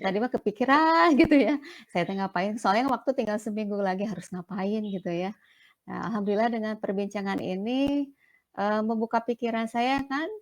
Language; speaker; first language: Indonesian; non-native, local second language; Sundanese